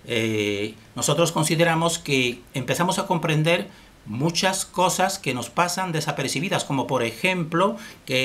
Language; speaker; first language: Spanish; native; Spanish